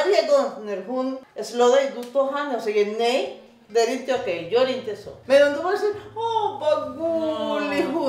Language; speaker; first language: Swedish; non-native, learner; Spanish